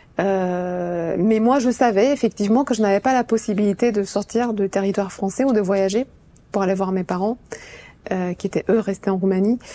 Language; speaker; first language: French; early bilingual, other home language; Romanian